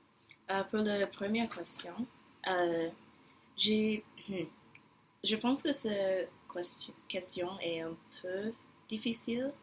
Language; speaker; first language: French; non-native, learner; English